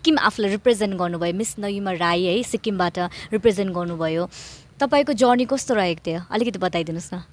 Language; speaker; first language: Nepali; native; Nepali